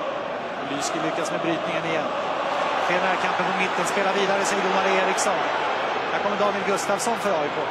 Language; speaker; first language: Swedish; native; Swedish